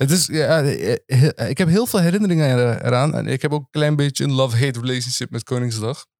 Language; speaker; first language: Dutch; early bilingual, other home language; Arabic